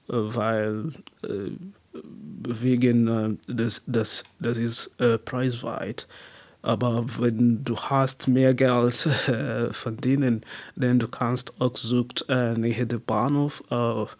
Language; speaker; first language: German; non-native, learner; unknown